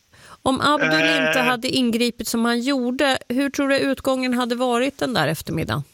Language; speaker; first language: Swedish; native; Swedish